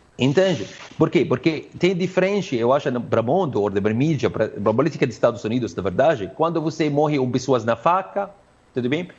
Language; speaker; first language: Portuguese; non-native, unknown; Arabic